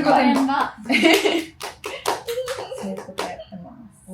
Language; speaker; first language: Japanese; non-native, fluent; English